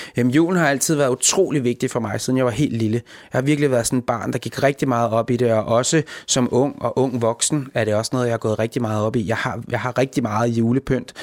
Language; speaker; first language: Danish; native; Danish